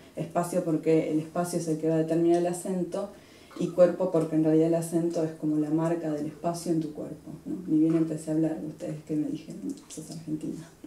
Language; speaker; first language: Spanish; native; Spanish